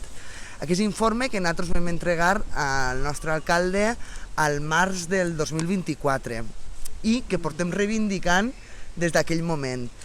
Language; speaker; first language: Catalan; native; Catalan